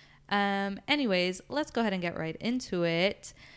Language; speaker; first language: English; early bilingual, other home language; Spanish